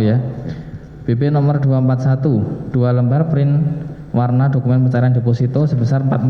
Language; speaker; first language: Indonesian; native; Indonesian